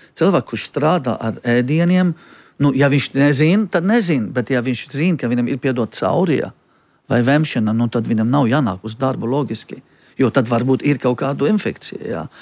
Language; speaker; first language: Latvian; non-native, fluent; Arabic